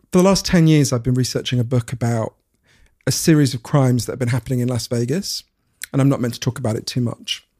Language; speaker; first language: English; native; English